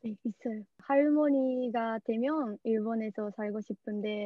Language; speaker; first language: Korean; non-native, learner; Japanese